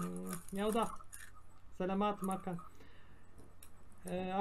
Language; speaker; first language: Indonesian; non-native, learner; Turkish